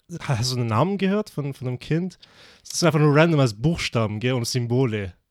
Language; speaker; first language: German; early bilingual, other home language; Persian